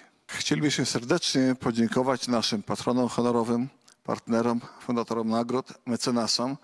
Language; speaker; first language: Polish; native; Polish